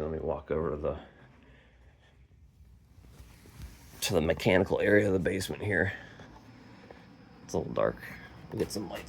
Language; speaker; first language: English; native; English